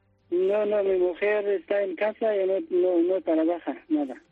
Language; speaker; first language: Spanish; non-native, fluent; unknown